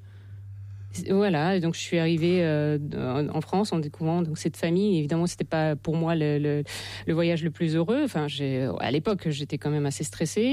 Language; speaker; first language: French; non-native, fluent; Russian